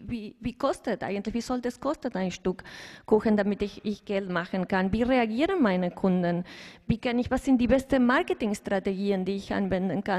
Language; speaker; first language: German; non-native, fluent; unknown